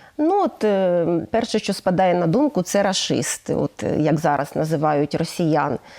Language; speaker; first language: Ukrainian; native; Ukrainian